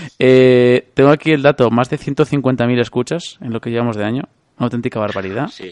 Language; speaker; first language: Spanish; native; Spanish